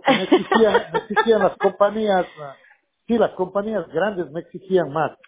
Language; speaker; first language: Spanish; native; Spanish